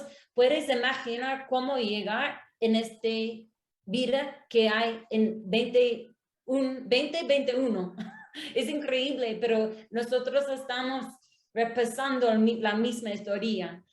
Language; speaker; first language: Spanish; non-native, learner; English